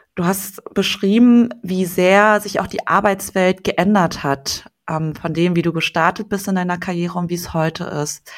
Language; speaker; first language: German; native; German